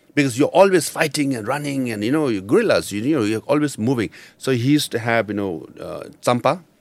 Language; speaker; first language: English; non-native, local second language; Nepali